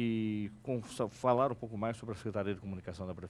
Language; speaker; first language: Portuguese; native; Portuguese